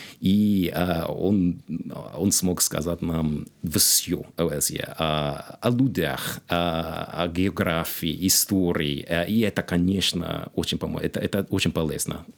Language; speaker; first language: Russian; non-native, fluent; English